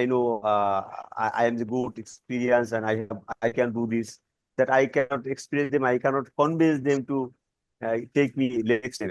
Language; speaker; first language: English; non-native, learner; Bangla